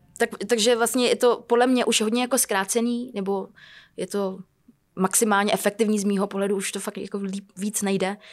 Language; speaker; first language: Czech; early bilingual, other home language; Vietnamese